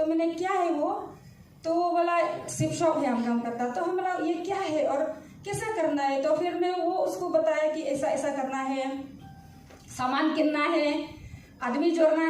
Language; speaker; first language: Hindi; non-native, local second language; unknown